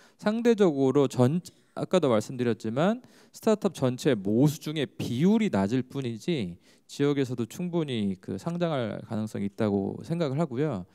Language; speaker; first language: Korean; native; Korean